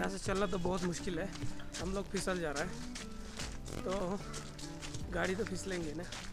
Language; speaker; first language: Hindi; non-native, learner; Tibetan